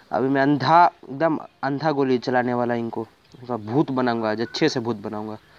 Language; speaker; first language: Hindi; native; Hindi